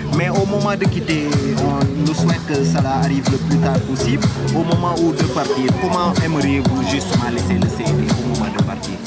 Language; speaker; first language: French; non-native, local second language; Wolof